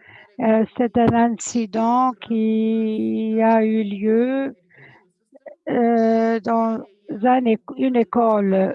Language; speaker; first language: French; non-native, fluent; English